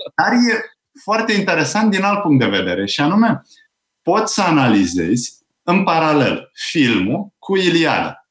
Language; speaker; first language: Romanian; native; Romanian